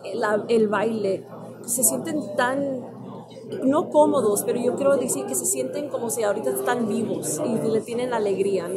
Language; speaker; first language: Spanish; early bilingual, heritage; Spanish